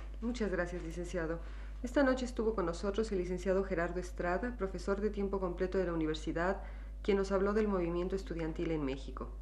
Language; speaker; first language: Spanish; native; Spanish